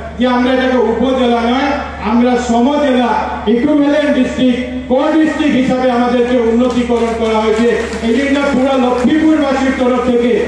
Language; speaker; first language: Bangla; native; Bangla